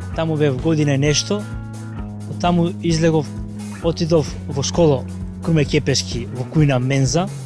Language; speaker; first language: Macedonian; native; Macedonian